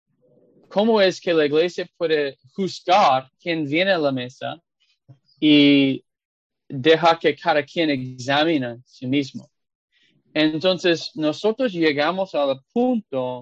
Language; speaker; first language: Spanish; non-native, fluent; English